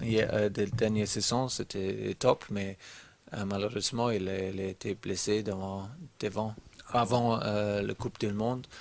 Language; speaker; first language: French; non-native, learner; German